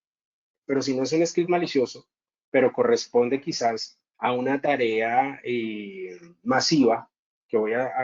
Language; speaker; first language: Spanish; native; Spanish